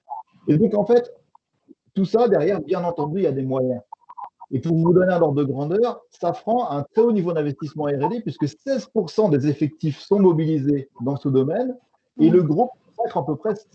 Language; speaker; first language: French; native; French